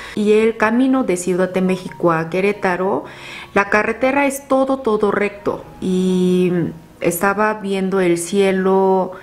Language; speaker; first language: Spanish; non-native, fluent; Korean